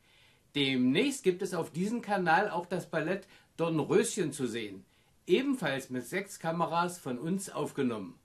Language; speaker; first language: German; native; German